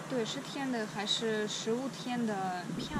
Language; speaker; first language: Chinese; non-native, fluent; Russian